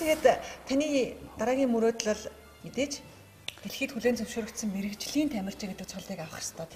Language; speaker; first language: Mongolian; native; Mongolian